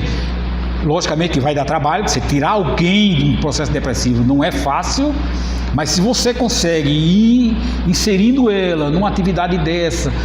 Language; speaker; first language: Portuguese; native; Portuguese